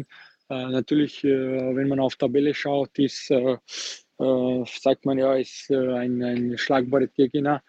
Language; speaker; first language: German; non-native, fluent; Georgian